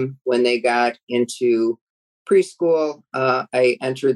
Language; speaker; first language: English; native; English